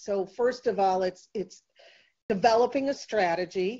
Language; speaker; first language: English; native; English